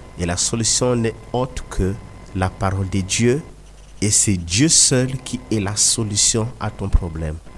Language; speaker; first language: French; non-native, local second language; Kongo